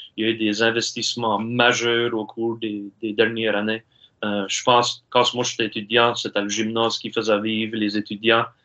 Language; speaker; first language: French; native; French